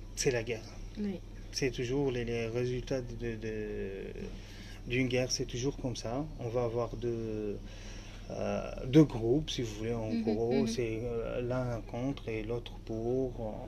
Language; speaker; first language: French; non-native, fluent; Arabic